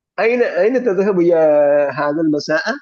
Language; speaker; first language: Arabic; non-native, fluent; Malayalam